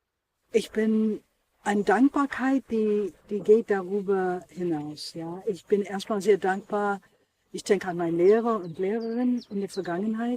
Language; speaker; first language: German; non-native, fluent; English